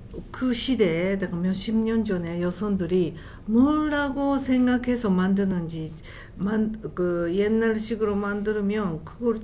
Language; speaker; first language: Korean; non-native, fluent; Japanese